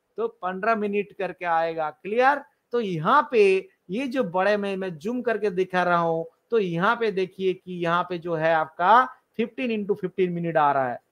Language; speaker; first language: Hindi; non-native, local second language; Bangla